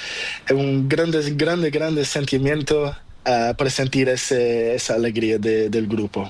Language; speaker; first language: Spanish; non-native, learner; Portuguese